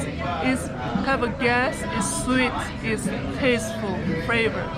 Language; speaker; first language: English; non-native, fluent; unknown